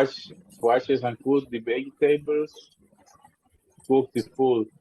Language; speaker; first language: English; non-native, learner; Spanish